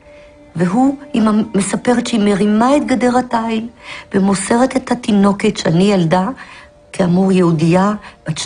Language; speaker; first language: Hebrew; early bilingual, other home language; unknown